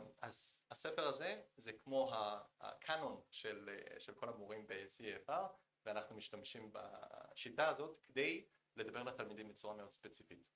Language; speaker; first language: Hebrew; non-native, fluent; Korean